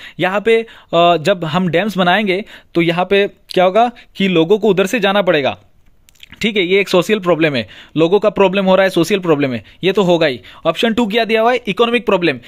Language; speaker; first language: Hindi; non-native, local second language; Bangla